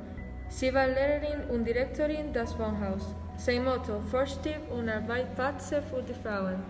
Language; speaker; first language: German; non-native, learner; Spanish